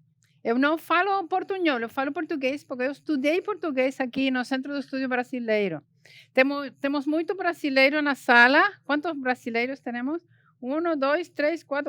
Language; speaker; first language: Portuguese; non-native, fluent; Spanish